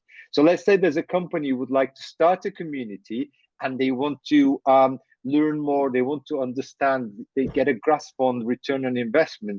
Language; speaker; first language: English; non-native, fluent; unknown